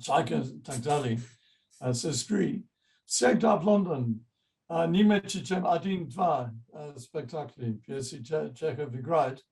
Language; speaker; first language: Russian; non-native, fluent; English